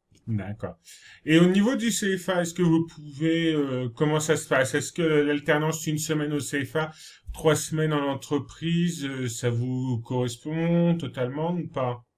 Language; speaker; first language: French; native; French